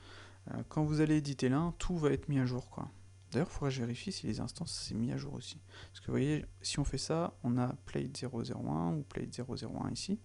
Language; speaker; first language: French; native; French